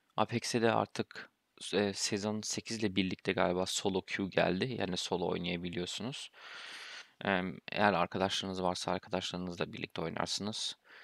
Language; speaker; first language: Turkish; early bilingual, heritage; Turkish